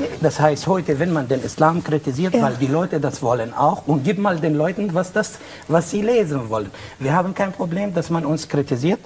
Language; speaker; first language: German; non-native, fluent; Arabic